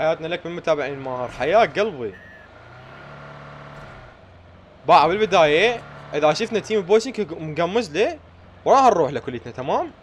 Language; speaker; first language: Arabic; native; Arabic